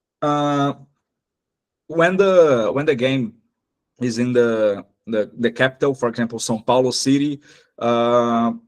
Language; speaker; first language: English; non-native, fluent; Portuguese